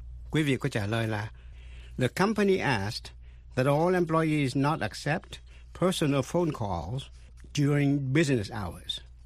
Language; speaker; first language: English; non-native, fluent; Vietnamese